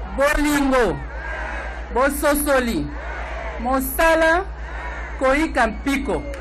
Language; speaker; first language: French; non-native, local second language; Lingala